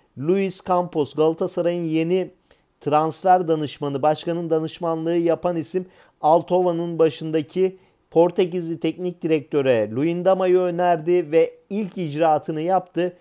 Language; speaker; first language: Turkish; native; Turkish